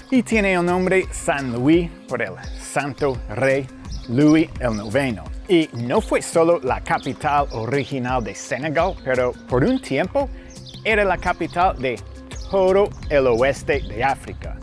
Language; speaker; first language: Spanish; non-native, fluent; English